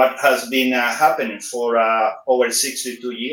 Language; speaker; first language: English; non-native, fluent; Spanish